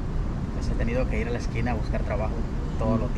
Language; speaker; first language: Spanish; native; Spanish